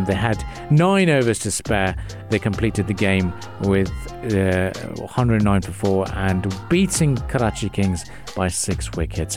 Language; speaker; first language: English; non-native, local second language; Urdu